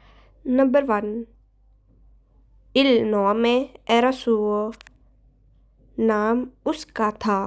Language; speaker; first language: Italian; non-native, fluent; Urdu